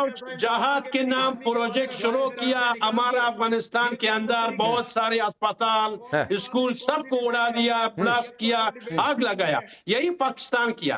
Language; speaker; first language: Hindi; non-native, fluent; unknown